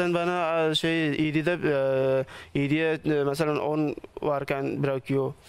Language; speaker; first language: Turkish; non-native, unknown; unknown